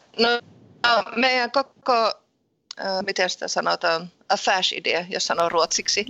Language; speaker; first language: Finnish; early bilingual, heritage; Finnish